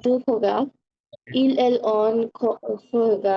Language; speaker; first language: French; non-native, learner; Bangla